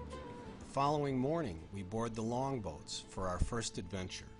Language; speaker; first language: English; native; English